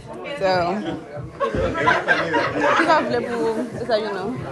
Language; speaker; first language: Spanish; non-native, fluent; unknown